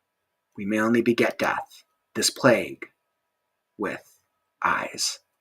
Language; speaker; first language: English; native; English